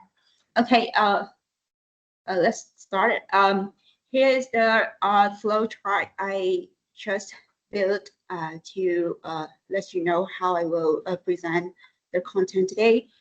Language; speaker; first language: English; non-native, local second language; Vietnamese